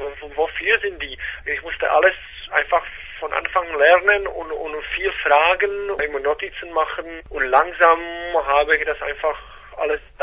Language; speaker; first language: German; non-native, fluent; Czech